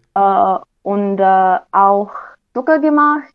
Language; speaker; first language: German; non-native, fluent; Romanian